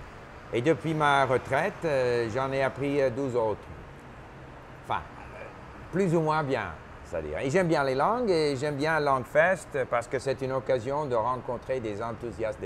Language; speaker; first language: French; non-native, local second language; English